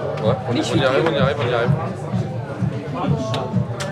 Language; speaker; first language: French; native; French